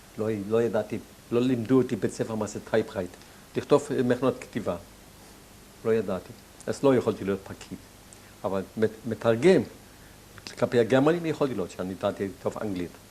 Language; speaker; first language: Hebrew; non-native, fluent; German